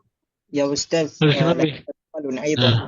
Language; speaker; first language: Arabic; non-native, learner; Bangla